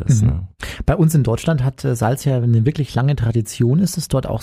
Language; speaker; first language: German; native; German